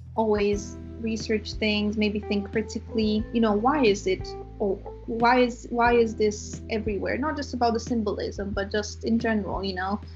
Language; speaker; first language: English; non-native, fluent; Romanian